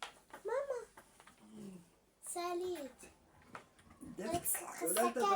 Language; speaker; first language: Arabic; native; Arabic